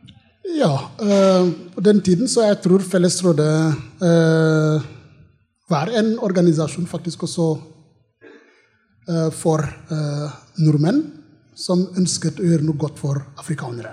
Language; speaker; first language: Norwegian; non-native, fluent; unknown